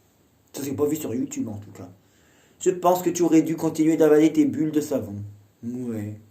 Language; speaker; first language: French; native; French